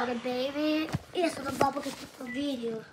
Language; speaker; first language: Italian; non-native, learner; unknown